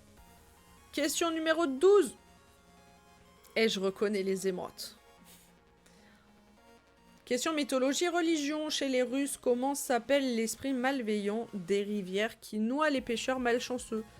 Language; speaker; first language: French; native; French